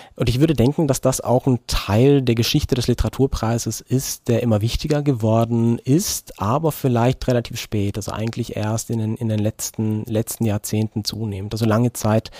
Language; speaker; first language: German; non-native, fluent; Norwegian